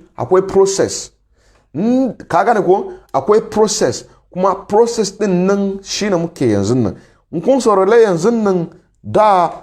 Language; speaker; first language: Hausa; non-native, local second language; Igbo